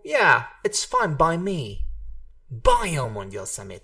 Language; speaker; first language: English; non-native, fluent; Hungarian